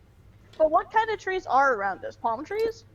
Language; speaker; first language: English; native; English